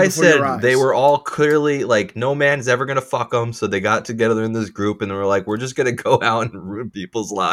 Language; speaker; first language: English; native; English